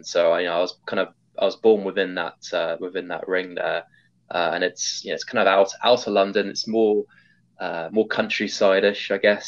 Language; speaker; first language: English; native; English